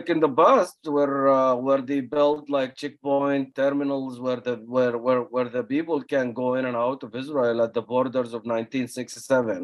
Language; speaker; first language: English; non-native, fluent; Arabic